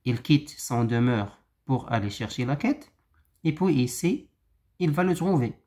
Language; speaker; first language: French; non-native, local second language; Arabic